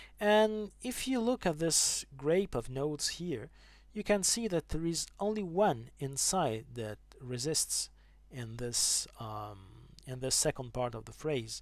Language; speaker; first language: English; non-native, fluent; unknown